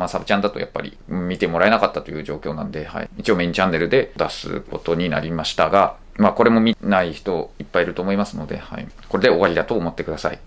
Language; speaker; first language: Japanese; native; Japanese